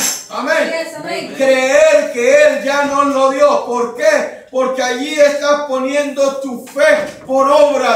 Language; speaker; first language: Spanish; native; Spanish